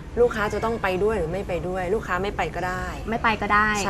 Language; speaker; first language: Thai; native; Thai